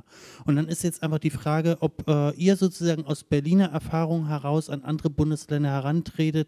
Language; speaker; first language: German; native; German